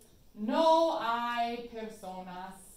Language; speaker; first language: Spanish; non-native, fluent; English